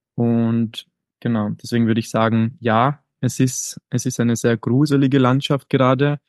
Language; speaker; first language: German; native; German